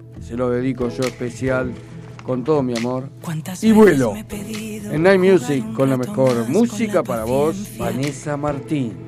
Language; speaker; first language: Spanish; native; Spanish